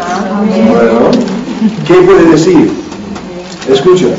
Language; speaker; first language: Spanish; non-native, learner; English